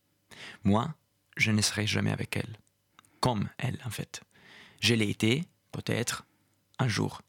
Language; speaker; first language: French; non-native, fluent; Italian